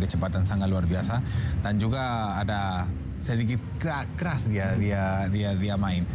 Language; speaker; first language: Indonesian; non-native, fluent; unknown